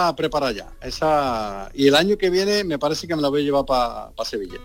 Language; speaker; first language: Spanish; native; Spanish